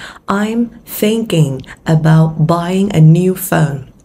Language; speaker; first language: English; non-native, fluent; Vietnamese